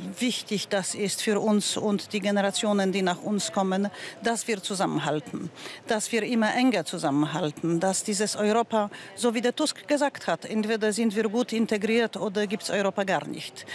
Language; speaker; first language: German; non-native, fluent; Polish